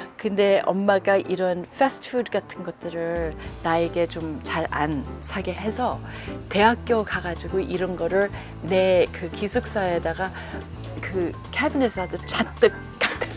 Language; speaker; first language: Korean; early bilingual, heritage; Korean